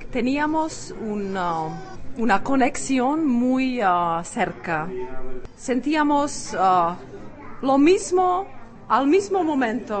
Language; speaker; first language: Spanish; non-native, fluent; Czech